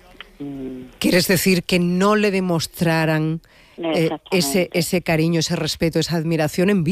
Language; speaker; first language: Spanish; native; Spanish